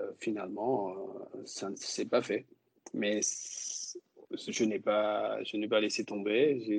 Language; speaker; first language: French; non-native, local second language; Wolof